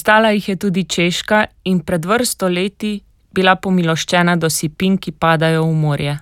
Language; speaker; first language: Slovenian; native; Slovenian